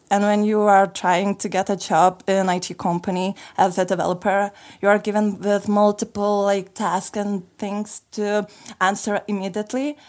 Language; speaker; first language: English; non-native, fluent; Lithuanian